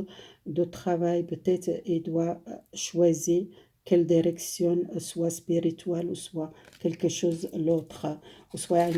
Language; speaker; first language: French; non-native, fluent; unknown